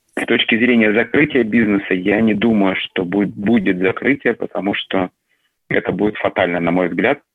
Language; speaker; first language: Russian; native; Russian